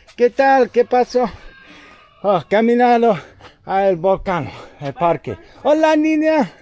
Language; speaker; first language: Spanish; non-native, learner; English